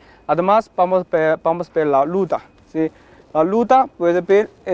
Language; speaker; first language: Spanish; non-native, learner; Chinese